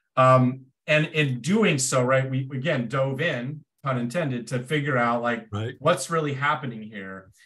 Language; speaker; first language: English; native; English